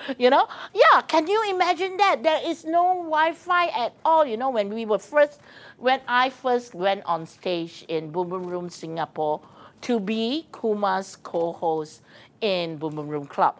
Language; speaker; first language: English; non-native, local second language; Min Nan Chinese